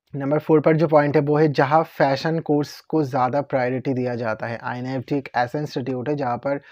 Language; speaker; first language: Hindi; non-native, local second language; Bangla